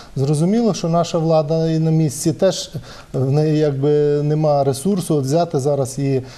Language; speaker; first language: Ukrainian; native; Ukrainian